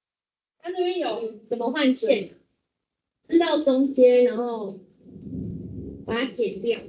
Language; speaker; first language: Chinese; native; Chinese